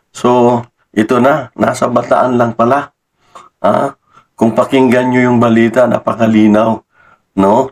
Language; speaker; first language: Filipino; non-native, local second language; Cebuano